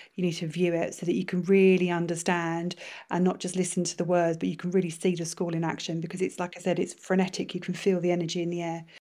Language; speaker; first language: English; native; English